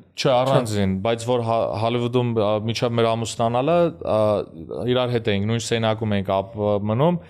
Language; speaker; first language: Armenian; early bilingual, heritage; Armenian